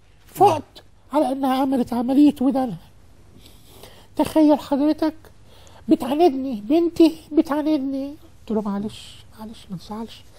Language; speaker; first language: Arabic; native; Arabic